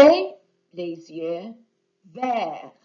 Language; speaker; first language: French; non-native, fluent; English